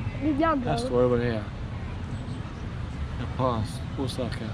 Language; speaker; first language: Swedish; native; Swedish